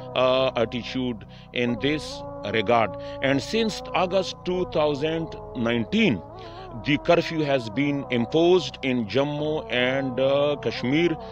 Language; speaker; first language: English; non-native, local second language; Pashto